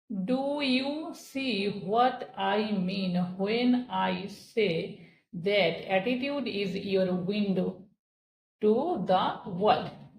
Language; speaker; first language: English; non-native, local second language; Bangla